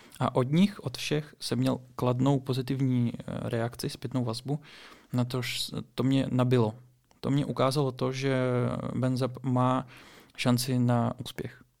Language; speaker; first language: Czech; early bilingual, other home language; Russian